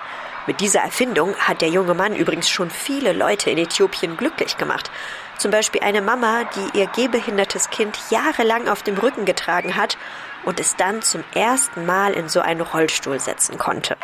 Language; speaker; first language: German; native; German